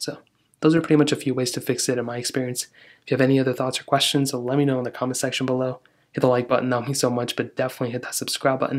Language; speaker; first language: English; native; English